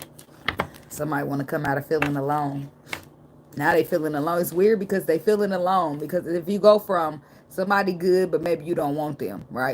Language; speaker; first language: English; native; English